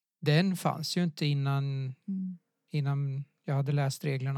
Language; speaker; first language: Swedish; native; Swedish